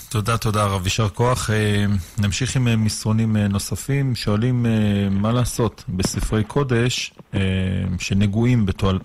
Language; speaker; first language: Hebrew; native; Hebrew